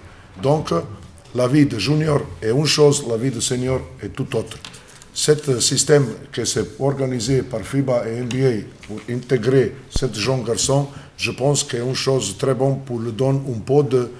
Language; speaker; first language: French; non-native, learner; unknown